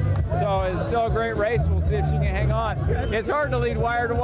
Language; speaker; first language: English; native; English